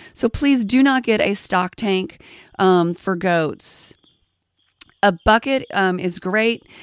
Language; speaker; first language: English; native; English